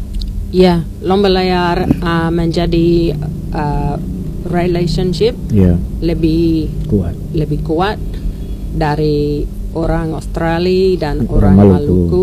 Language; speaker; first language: Indonesian; non-native, learner; English